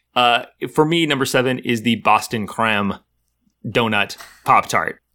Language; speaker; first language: English; native; English